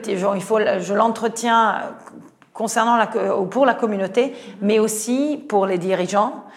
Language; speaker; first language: French; non-native, fluent; Italian